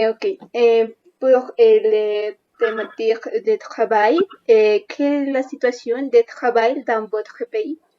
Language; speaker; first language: French; non-native, learner; Spanish